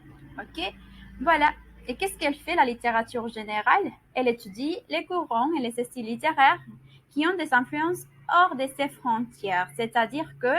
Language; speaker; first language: French; non-native, learner; Spanish